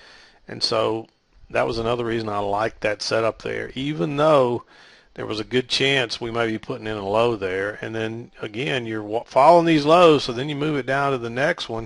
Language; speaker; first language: English; native; English